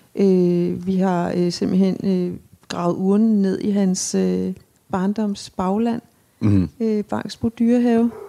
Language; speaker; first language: Danish; native; Danish